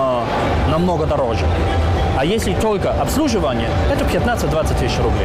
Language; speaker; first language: Russian; non-native, learner; German